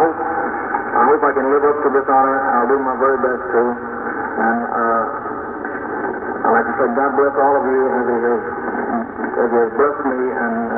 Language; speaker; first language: English; native; English